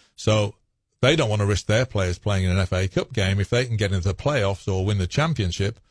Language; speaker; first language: English; native; English